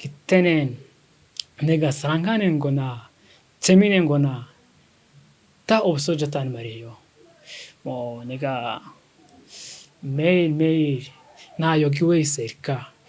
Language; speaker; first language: Korean; non-native, fluent; Kinyarwanda